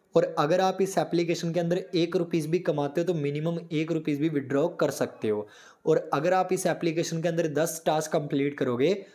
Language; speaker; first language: Hindi; native; Hindi